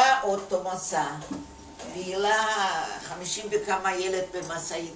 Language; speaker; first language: Hebrew; non-native, fluent; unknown